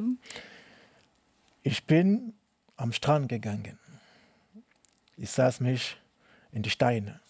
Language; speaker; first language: German; non-native, learner; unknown